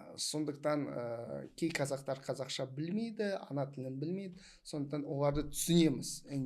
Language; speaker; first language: Kazakh; non-native, local second language; Russian